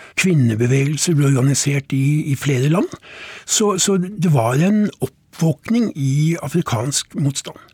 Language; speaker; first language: Norwegian; native; Norwegian